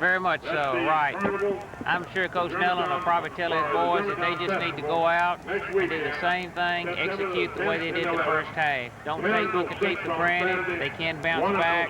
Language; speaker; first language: English; native; English